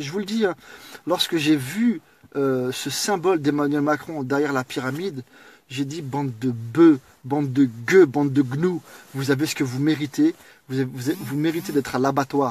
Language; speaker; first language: French; native; French